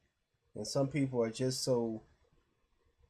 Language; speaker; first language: English; native; English